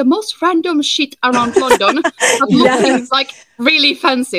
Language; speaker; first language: English; non-native, fluent; Finnish